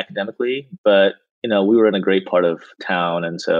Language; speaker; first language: English; native; English